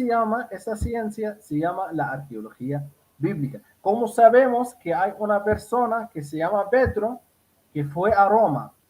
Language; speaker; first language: Spanish; non-native, fluent; Arabic